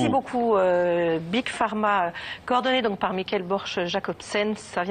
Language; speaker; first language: French; native; French